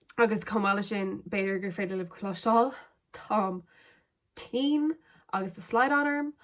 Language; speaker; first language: Irish; non-native, local second language; English